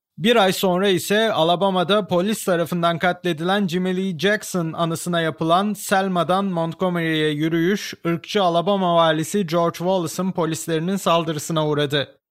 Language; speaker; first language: Turkish; native; Turkish